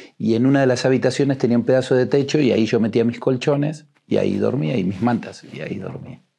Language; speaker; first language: Spanish; native; Spanish